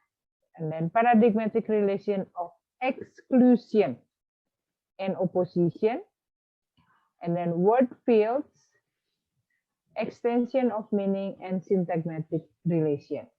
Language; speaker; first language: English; non-native, fluent; Indonesian